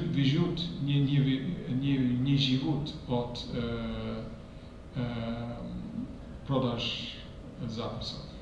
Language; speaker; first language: Russian; non-native, fluent; English